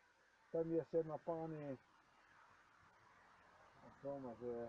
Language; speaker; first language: Polish; non-native, learner; Ukrainian